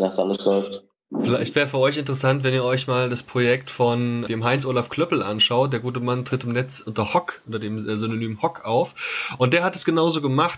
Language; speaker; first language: German; native; German